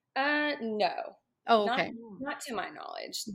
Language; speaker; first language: English; native; English